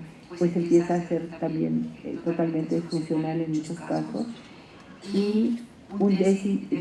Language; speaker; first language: Spanish; native; Spanish